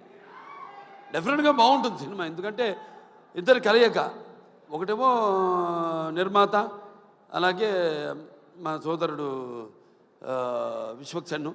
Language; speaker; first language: Telugu; native; Telugu